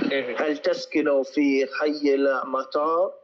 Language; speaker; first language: Arabic; non-native, learner; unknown